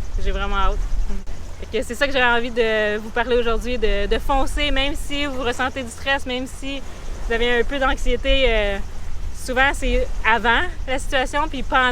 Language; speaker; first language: French; native; French